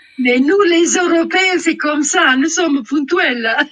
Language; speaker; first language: French; non-native, fluent; Italian